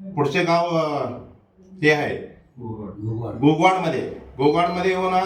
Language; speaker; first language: Marathi; non-native, local second language; Kannada